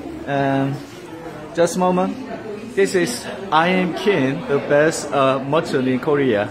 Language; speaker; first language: English; non-native, learner; Korean